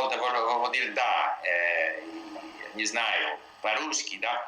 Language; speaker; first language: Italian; non-native, learner; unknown